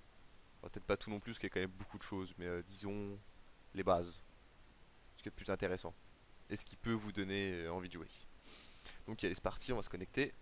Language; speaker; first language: French; native; French